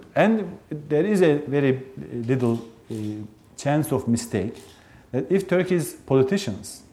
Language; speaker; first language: English; non-native, fluent; Turkish